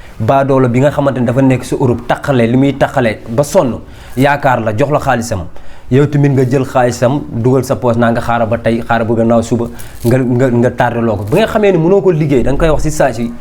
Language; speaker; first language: Wolof; native; Wolof